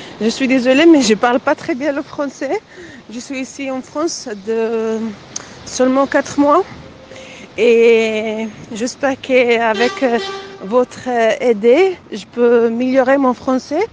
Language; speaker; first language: French; non-native, learner; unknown